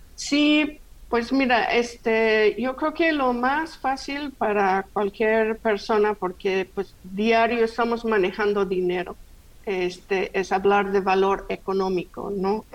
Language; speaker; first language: Spanish; non-native, fluent; English